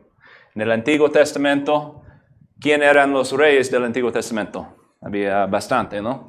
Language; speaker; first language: Spanish; non-native, fluent; English